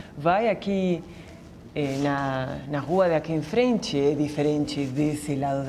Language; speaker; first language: Spanish; non-native, learner; Portuguese